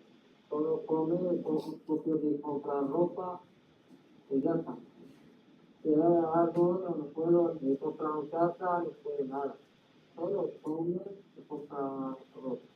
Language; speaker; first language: Spanish; non-native, learner; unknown